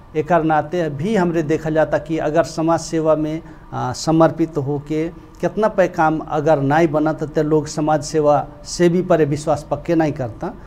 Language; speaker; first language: Bhojpuri; non-native, local second language; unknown